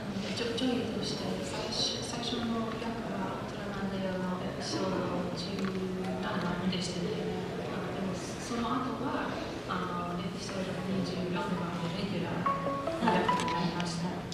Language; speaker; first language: Japanese; non-native, fluent; English